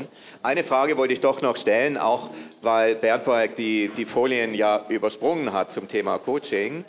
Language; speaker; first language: German; native; German